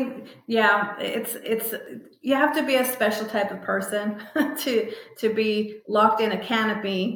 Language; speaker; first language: English; native; English